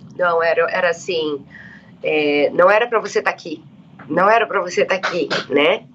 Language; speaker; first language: Portuguese; native; Portuguese